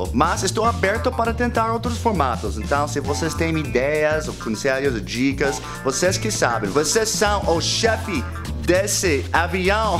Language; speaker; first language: Portuguese; non-native, fluent; English